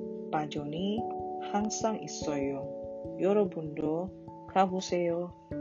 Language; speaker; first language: Korean; non-native, learner; Indonesian